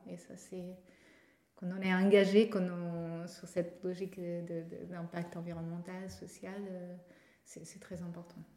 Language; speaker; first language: French; non-native, fluent; Portuguese